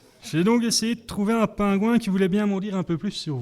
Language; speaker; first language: French; native; French